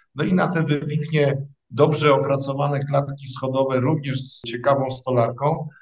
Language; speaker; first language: Polish; native; Polish